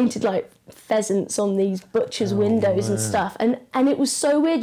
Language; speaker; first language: English; native; English